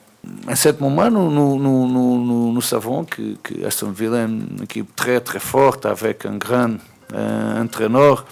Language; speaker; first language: French; non-native, fluent; Portuguese